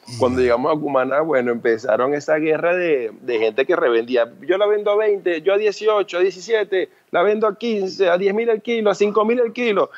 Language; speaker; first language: Spanish; early bilingual, other home language; Chinese